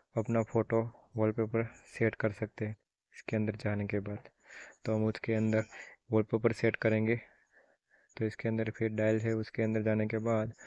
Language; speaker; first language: Hindi; non-native, local second language; Gujarati